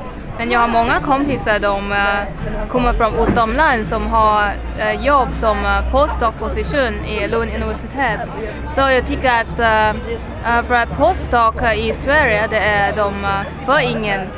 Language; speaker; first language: Swedish; non-native, learner; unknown